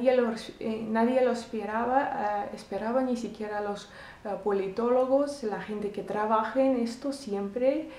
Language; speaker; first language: Spanish; non-native, fluent; Russian